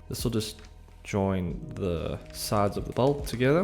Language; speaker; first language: English; native; English